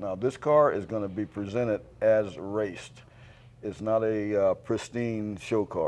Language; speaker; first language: English; native; English